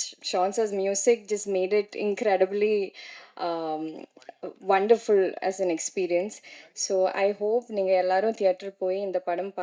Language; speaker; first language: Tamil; non-native, learner; Malayalam